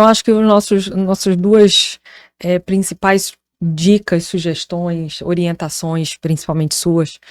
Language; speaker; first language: Portuguese; native; Portuguese